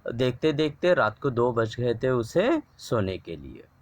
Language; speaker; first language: Hindi; non-native, local second language; Marathi